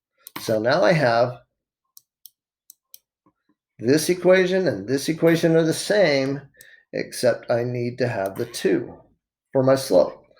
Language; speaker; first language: English; native; English